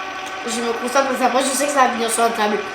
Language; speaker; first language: French; native; French